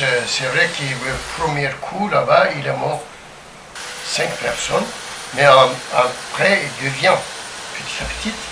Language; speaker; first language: French; non-native, fluent; Turkish